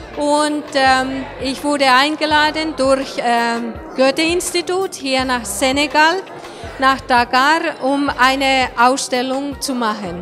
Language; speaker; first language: German; non-native, fluent; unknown